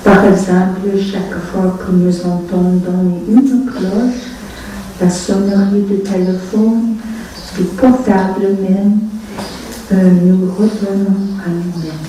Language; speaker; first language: French; non-native, fluent; Vietnamese